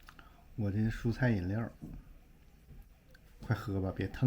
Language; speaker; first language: Chinese; native; Chinese